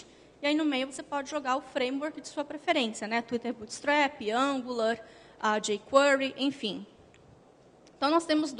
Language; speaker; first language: Portuguese; native; Portuguese